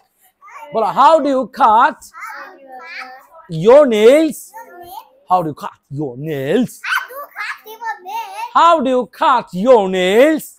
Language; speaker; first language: English; non-native, learner; Bangla